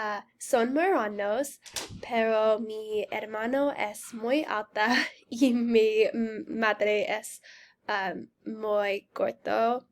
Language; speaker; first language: Spanish; non-native, learner; English